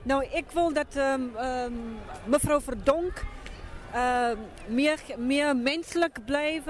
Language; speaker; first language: Dutch; non-native, fluent; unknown